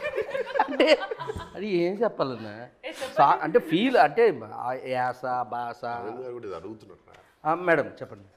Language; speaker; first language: Telugu; native; Telugu